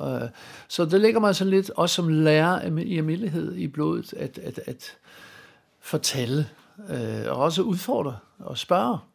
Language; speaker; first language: Danish; non-native, fluent; Dutch